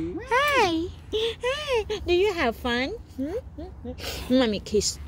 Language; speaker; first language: English; non-native, fluent; Vietnamese